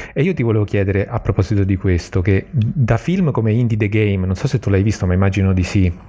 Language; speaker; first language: Italian; native; Italian